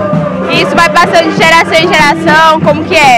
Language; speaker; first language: Portuguese; native; Portuguese